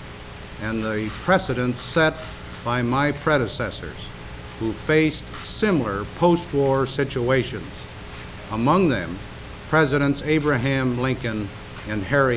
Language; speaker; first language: English; native; English